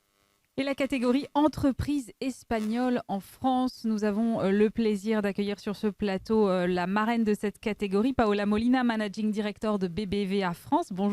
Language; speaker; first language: French; native; French